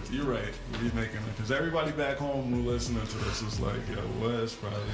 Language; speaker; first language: English; native; English